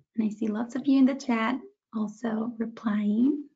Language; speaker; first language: English; early bilingual, other home language; Spanish